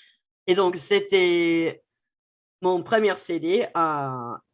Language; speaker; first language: French; non-native, fluent; English